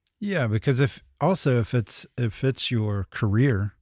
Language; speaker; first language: English; native; English